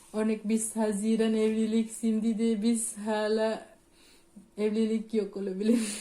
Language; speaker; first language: Turkish; non-native, learner; Indonesian